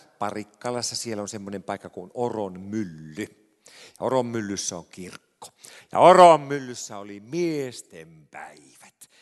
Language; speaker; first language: Finnish; native; Finnish